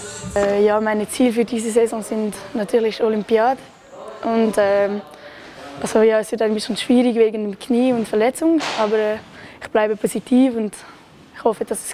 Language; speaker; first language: German; non-native, local second language; French